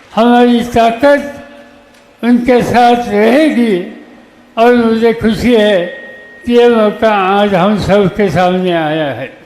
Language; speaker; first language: Hindi; non-native, local second language; Marathi